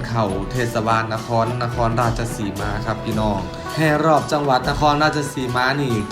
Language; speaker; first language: Thai; non-native, local second language; Lao